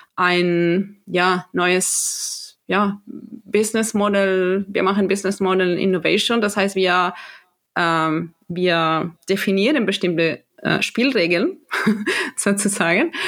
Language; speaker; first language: German; non-native, fluent; Spanish